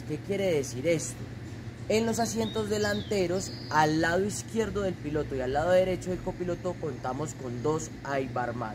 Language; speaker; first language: Spanish; native; Spanish